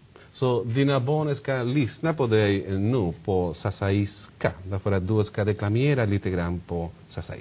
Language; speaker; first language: Swedish; non-native, fluent; Spanish